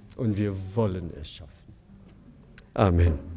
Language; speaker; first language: German; non-native, fluent; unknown